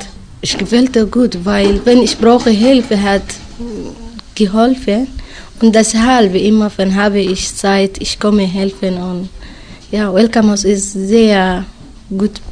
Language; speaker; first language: German; non-native, learner; Somali